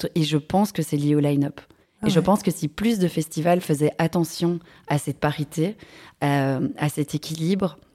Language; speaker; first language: French; native; French